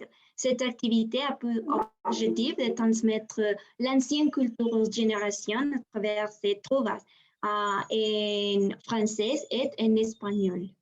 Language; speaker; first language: French; non-native, learner; Spanish